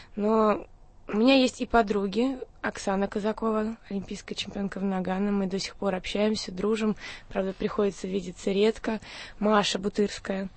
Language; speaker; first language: Russian; native; Russian